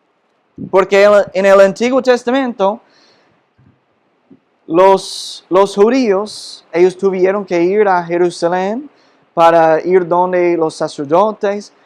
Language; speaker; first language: Spanish; non-native, fluent; English